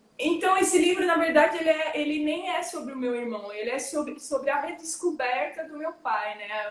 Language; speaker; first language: Portuguese; early bilingual, heritage; French